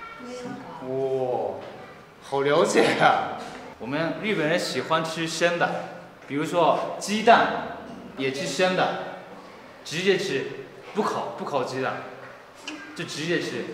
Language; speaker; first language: Chinese; non-native, fluent; Japanese